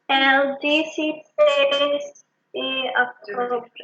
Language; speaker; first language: Spanish; non-native, learner; English